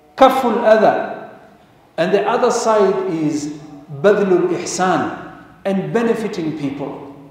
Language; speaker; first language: English; non-native, local second language; Swahili